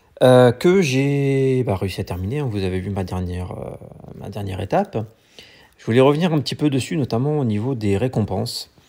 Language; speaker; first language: French; native; French